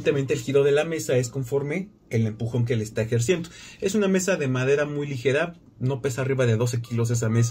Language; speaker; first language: Spanish; native; Spanish